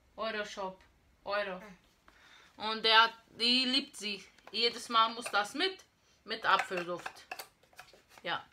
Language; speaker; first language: German; non-native, learner; Portuguese